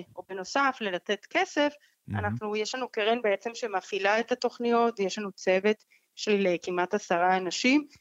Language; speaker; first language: Hebrew; non-native, fluent; Spanish